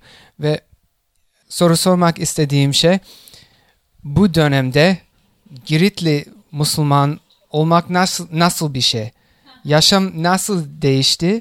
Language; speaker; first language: Turkish; non-native, fluent; English